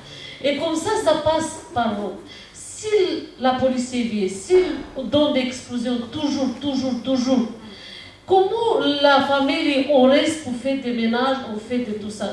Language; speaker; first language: French; non-native, learner; Romanian